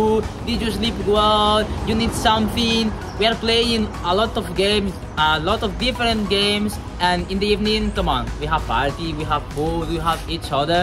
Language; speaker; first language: English; non-native, learner; Portuguese